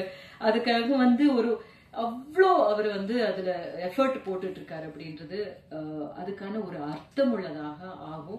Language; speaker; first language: Tamil; native; Tamil